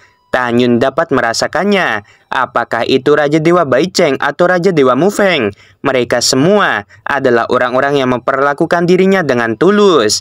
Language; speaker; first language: Indonesian; native; Indonesian